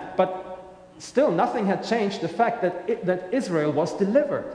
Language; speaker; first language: English; non-native, fluent; German